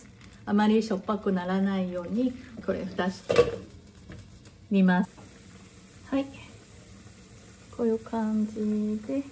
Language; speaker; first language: Japanese; non-native, learner; Chinese